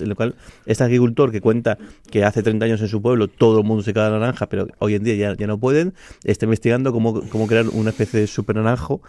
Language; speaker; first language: Spanish; native; Spanish